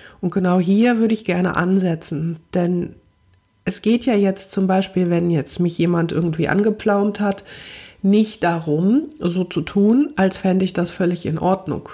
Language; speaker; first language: German; native; German